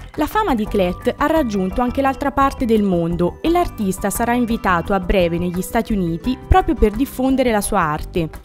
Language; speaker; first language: Italian; native; Italian